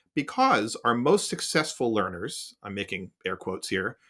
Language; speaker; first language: English; native; English